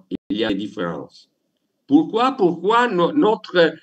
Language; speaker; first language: French; non-native, learner; Italian